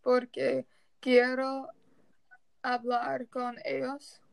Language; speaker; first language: Spanish; non-native, learner; English